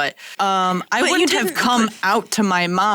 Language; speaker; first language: English; native; English